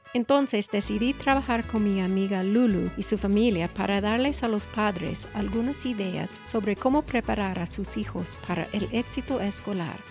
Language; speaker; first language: Spanish; non-native, fluent; English